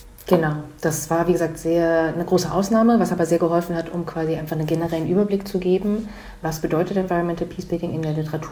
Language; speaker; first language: German; native; German